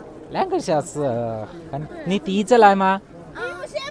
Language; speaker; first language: Chinese; non-native, learner; Hindi